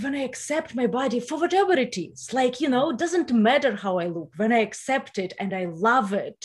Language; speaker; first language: English; non-native, fluent; Russian